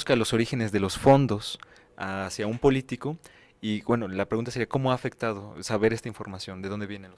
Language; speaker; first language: Spanish; native; Spanish